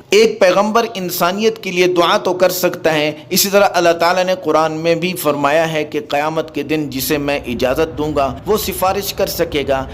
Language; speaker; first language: Urdu; native; Urdu